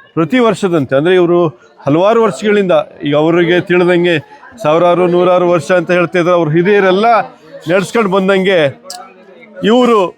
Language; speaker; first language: Kannada; native; Kannada